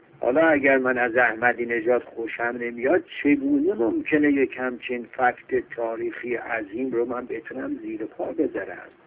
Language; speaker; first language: Persian; native; Persian